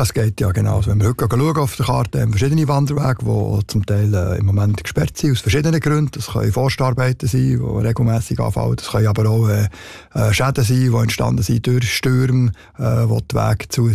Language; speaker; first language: German; native; German